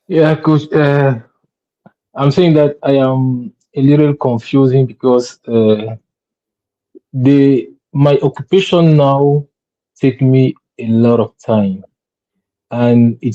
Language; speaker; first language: English; non-native, learner; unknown